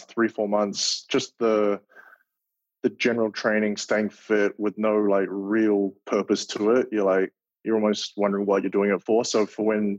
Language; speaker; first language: English; native; English